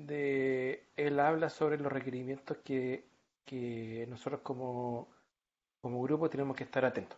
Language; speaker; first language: Spanish; native; Spanish